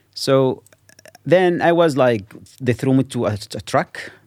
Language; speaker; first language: English; non-native, fluent; Arabic